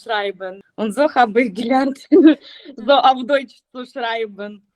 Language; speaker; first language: German; non-native, learner; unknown